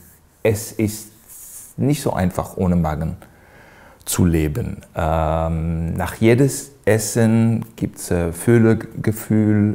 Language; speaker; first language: German; non-native, fluent; Hebrew